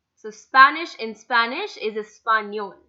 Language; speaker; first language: Spanish; non-native, fluent; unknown